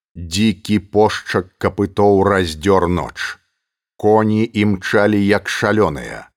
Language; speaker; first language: Belarusian; native; Belarusian